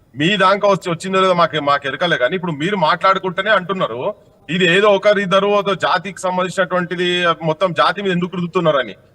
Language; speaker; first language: Telugu; native; Telugu